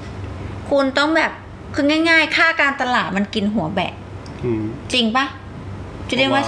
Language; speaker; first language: Thai; native; Thai